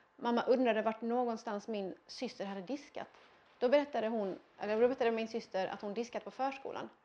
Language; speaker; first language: Swedish; early bilingual, other home language; Persian